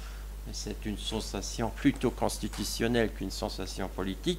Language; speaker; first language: French; non-native, local second language; Luxembourgish